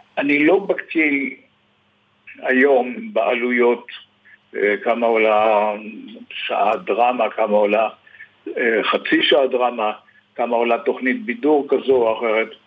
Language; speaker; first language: Hebrew; native; Hebrew